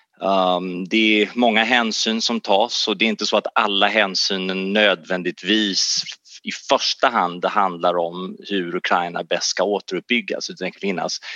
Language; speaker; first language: Swedish; native; Swedish